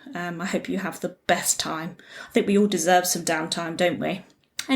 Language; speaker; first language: English; native; English